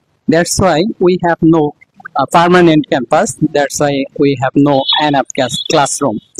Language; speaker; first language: English; non-native, learner; Bangla